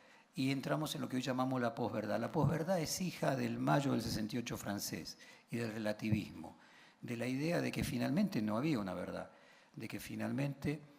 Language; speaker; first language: Spanish; native; Spanish